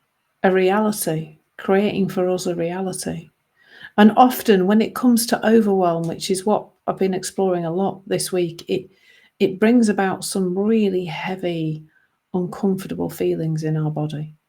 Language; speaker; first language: English; native; English